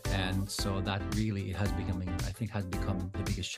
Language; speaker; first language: English; non-native, local second language; Filipino